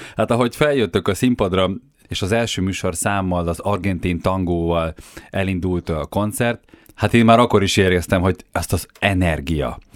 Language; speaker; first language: Hungarian; non-native, fluent; Ukrainian